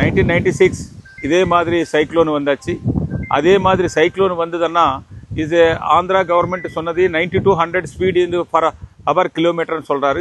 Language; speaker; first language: Tamil; non-native, local second language; Telugu